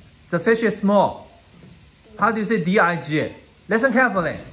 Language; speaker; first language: English; non-native, fluent; Chinese